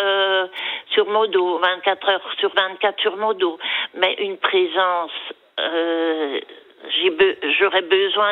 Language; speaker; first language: French; native; French